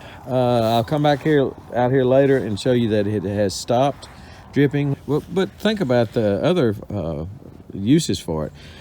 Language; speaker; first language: English; native; English